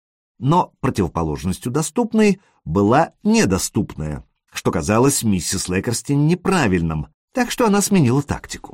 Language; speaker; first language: Russian; native; Russian